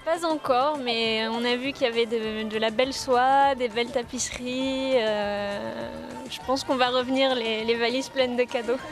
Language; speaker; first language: French; native; French